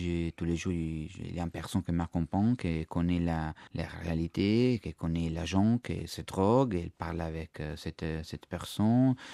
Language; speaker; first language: French; non-native, learner; Italian